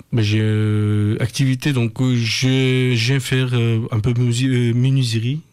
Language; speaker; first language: French; non-native, learner; Russian